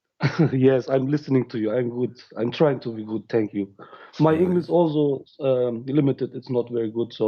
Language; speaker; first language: English; non-native, learner; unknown